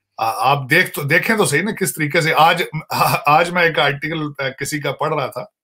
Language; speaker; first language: Urdu; non-native, local second language; Punjabi